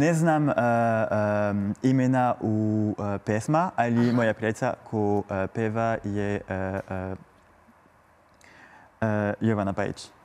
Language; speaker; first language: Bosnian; non-native, learner; French